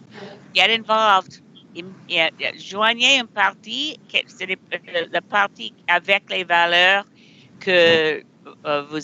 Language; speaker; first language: French; non-native, learner; English